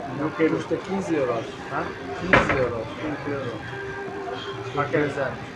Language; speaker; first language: Portuguese; non-native, learner; Bangla